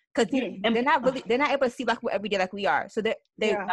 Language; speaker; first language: English; early bilingual, other home language; Yoruba